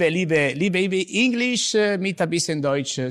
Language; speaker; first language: German; non-native, learner; Italian